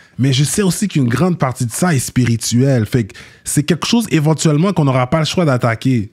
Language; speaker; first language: French; early bilingual, other home language; Haitian Creole